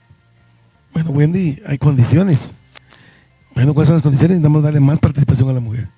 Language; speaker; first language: Spanish; native; Spanish